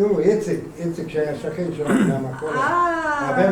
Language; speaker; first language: Hebrew; non-native, fluent; Hungarian